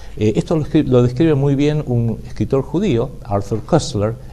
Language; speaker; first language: Spanish; native; Spanish